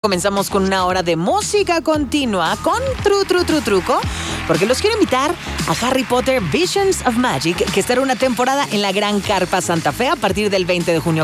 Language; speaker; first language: Spanish; native; Spanish